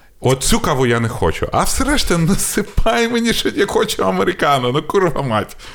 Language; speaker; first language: Ukrainian; native; Ukrainian